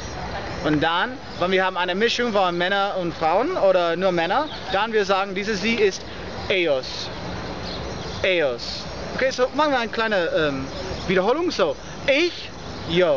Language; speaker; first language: German; non-native, learner; English